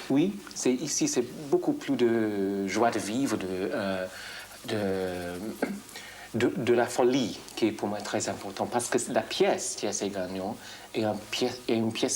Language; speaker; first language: French; non-native, fluent; English